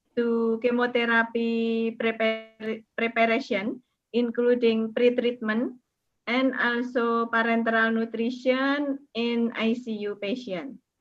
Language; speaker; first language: English; non-native, learner; Indonesian